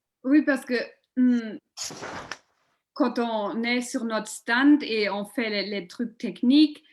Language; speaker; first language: French; non-native, local second language; German